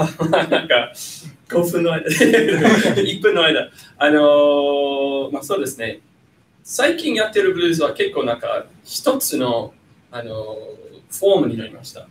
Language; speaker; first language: Japanese; non-native, fluent; English